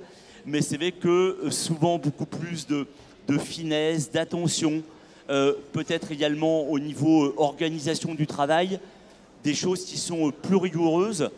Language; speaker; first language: French; native; French